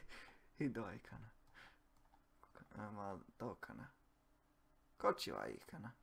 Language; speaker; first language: Japanese; non-native, learner; English